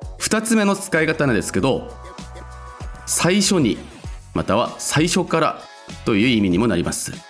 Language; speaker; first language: Japanese; non-native, local second language; Korean